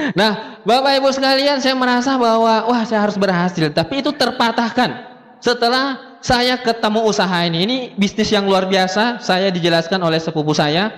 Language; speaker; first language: Indonesian; native; Indonesian